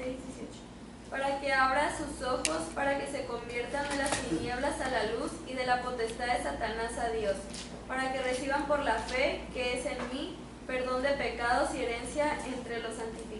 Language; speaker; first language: Spanish; native; Spanish